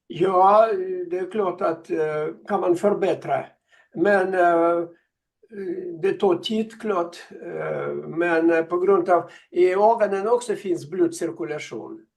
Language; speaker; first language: Swedish; non-native, fluent; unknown